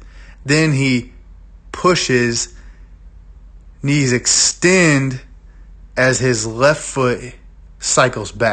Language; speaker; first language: English; native; English